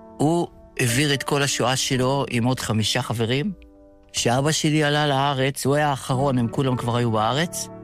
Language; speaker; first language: Hebrew; early bilingual, other home language; Yiddish